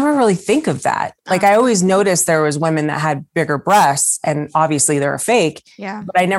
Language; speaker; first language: English; native; English